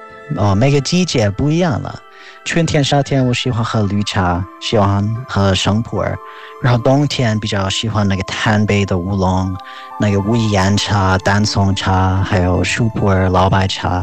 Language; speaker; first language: Chinese; non-native, fluent; English